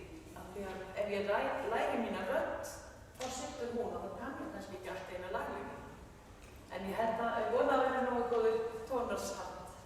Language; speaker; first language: Icelandic; non-native, fluent; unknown